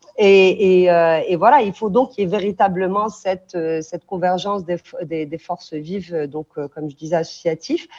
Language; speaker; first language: French; non-native, local second language; Arabic